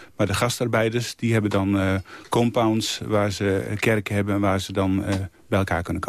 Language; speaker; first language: Dutch; native; Dutch